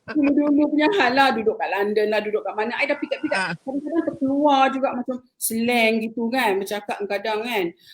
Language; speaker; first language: Malay; native; Malay